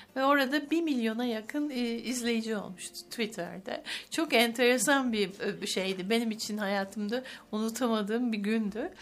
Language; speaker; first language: Turkish; native; Turkish